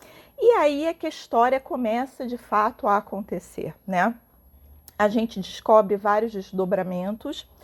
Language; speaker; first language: Portuguese; native; Portuguese